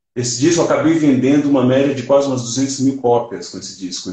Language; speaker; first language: Portuguese; early bilingual, other home language; Swahili